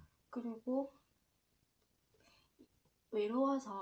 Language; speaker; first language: Korean; non-native, learner; Vietnamese